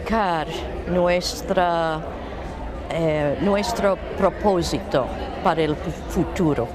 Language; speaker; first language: Spanish; non-native, fluent; English